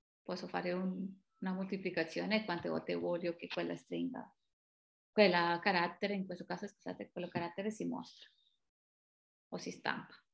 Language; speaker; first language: Italian; non-native, fluent; Spanish